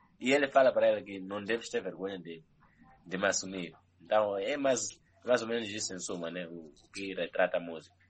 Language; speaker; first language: Portuguese; non-native, local second language; Nyanja